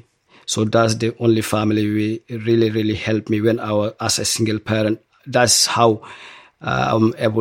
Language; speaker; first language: English; non-native, local second language; Hausa